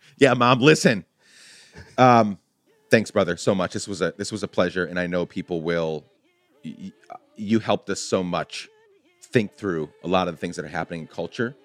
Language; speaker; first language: English; native; English